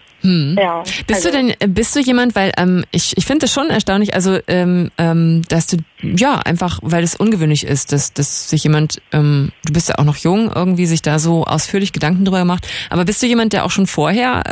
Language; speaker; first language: German; native; German